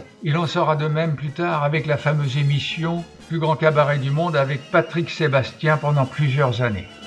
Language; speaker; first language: French; native; French